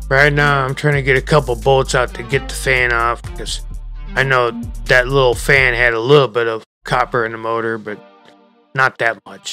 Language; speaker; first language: English; native; English